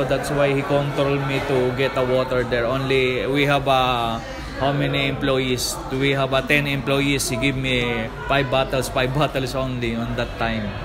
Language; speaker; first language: English; non-native, local second language; Filipino